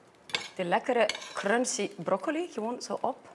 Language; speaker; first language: Dutch; non-native, fluent; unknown